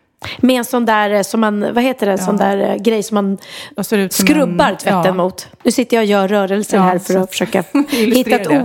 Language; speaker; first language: Swedish; native; Swedish